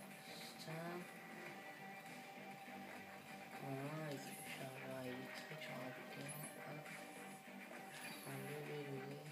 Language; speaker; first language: French; native; French